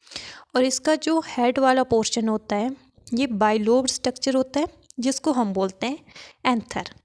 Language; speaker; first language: Hindi; native; Hindi